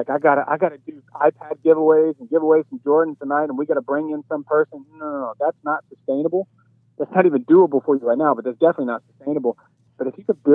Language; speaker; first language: English; native; English